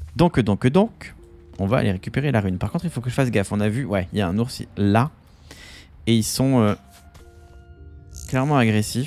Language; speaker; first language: French; native; French